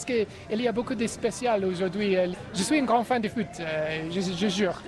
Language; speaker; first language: French; non-native, learner; English